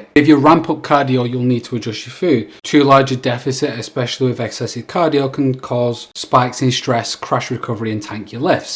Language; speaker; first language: English; native; English